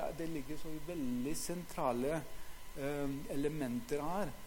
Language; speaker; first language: Norwegian; non-native, fluent; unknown